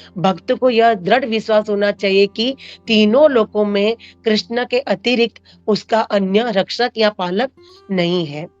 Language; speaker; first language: Hindi; non-native, local second language; Marathi